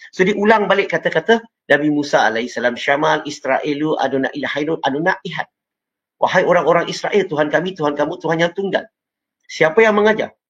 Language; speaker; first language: Malay; non-native, local second language; Chinese